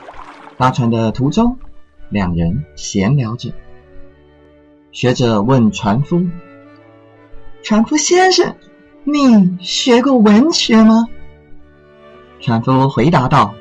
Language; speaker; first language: Chinese; native; Chinese